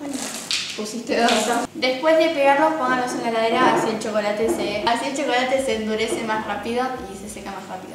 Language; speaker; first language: Spanish; native; Spanish